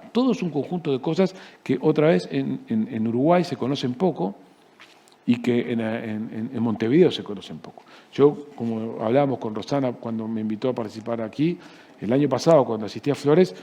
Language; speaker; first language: Spanish; native; Spanish